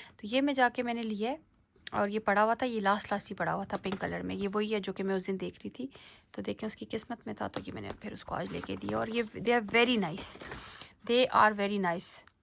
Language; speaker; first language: Urdu; native; Urdu